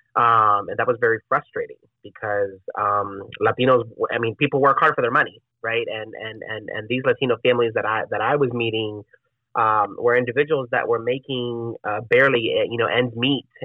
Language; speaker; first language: English; non-native, fluent; Spanish